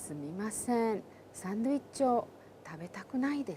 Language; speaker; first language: Japanese; non-native, fluent; Hindi